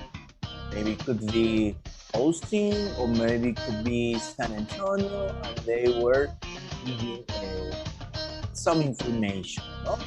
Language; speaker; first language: English; non-native, fluent; Spanish